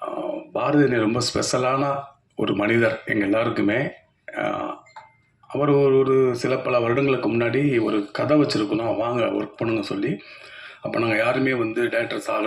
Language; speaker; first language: Tamil; native; Tamil